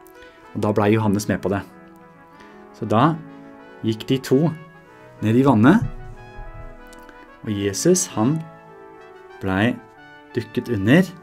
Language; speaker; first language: Norwegian; native; Norwegian